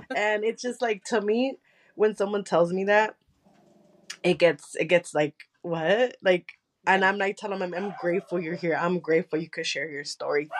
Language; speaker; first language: English; early bilingual, other home language; Spanish